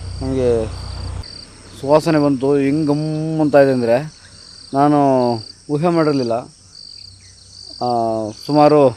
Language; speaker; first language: Kannada; native; Kannada